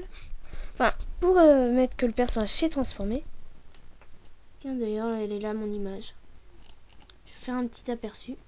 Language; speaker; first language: French; native; French